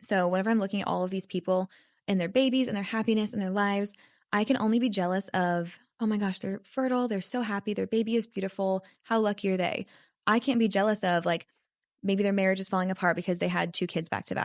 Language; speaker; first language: English; native; English